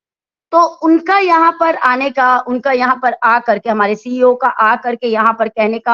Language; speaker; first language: Hindi; native; Hindi